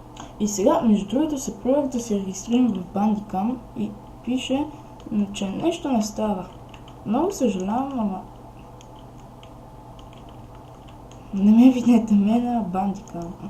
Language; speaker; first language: Bulgarian; native; Bulgarian